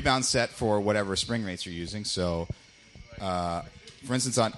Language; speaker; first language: English; native; English